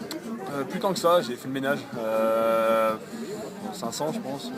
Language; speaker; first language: French; native; French